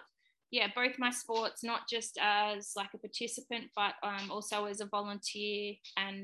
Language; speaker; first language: English; native; English